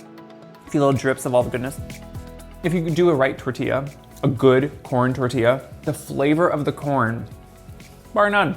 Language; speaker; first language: English; native; English